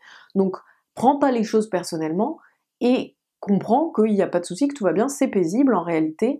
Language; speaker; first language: French; native; French